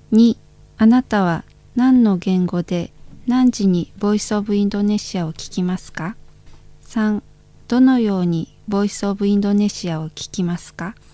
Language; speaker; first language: Japanese; non-native, fluent; Indonesian